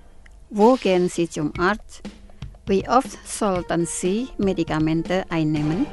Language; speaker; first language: German; non-native, fluent; Indonesian